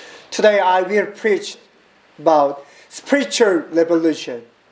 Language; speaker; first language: English; non-native, learner; Korean